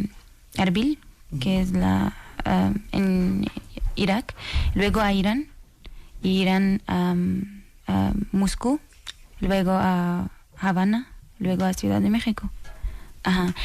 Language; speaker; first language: Spanish; non-native, learner; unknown